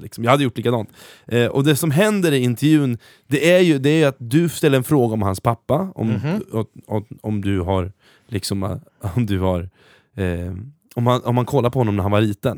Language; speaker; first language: Swedish; native; Swedish